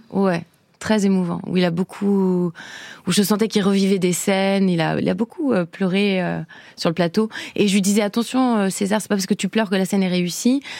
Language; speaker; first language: French; early bilingual, other home language; Spanish